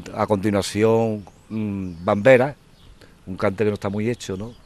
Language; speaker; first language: Spanish; native; Spanish